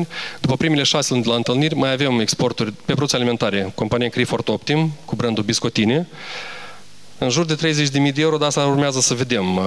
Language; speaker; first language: Romanian; native; Romanian